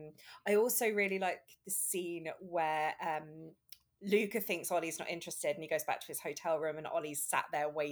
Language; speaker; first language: English; native; English